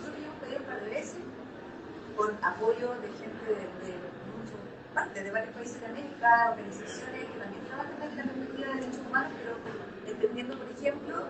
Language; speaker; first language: Spanish; native; Spanish